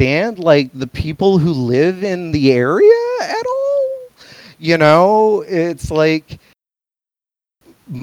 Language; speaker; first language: English; native; English